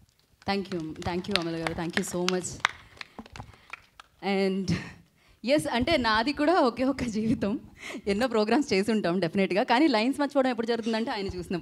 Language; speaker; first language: Telugu; native; Telugu